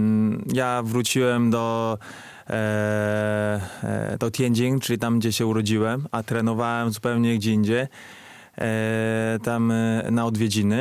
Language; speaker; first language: Polish; non-native, fluent; Chinese